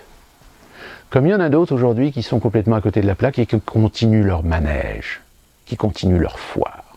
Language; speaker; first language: French; native; French